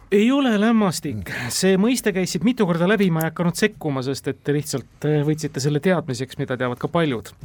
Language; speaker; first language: Estonian; native; Estonian